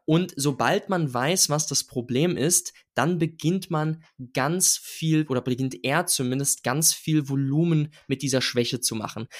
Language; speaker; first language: German; native; German